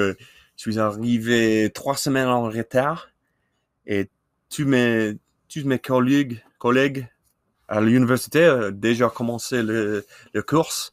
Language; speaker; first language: French; non-native, learner; English